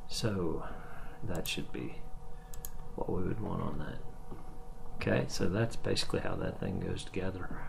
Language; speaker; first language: English; native; English